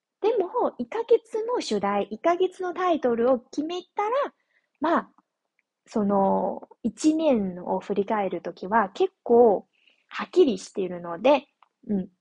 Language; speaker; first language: Japanese; non-native, fluent; Chinese